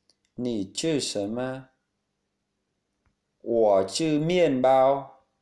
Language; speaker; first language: Chinese; non-native, learner; Vietnamese